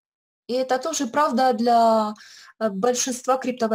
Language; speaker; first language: Russian; native; Russian